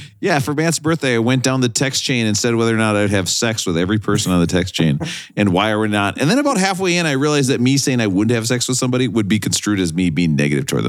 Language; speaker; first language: English; native; English